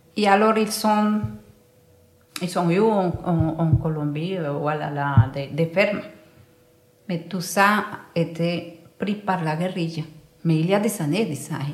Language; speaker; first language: French; non-native, fluent; Spanish